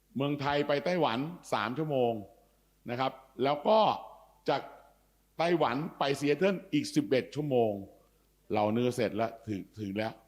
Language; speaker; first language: Thai; native; Thai